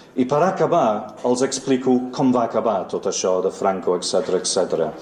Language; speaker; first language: Catalan; non-native, fluent; English